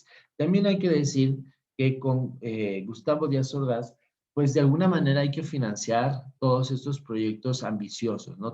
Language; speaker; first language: Spanish; native; Spanish